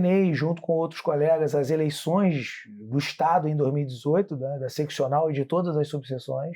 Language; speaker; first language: Portuguese; native; Portuguese